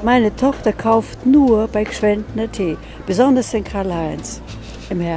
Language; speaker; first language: German; native; German